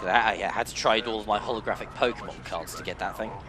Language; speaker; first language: English; native; English